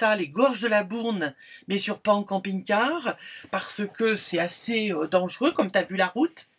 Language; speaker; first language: French; native; French